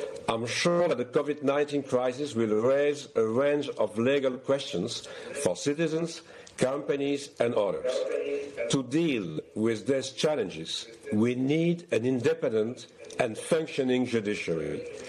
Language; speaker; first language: English; non-native, fluent; French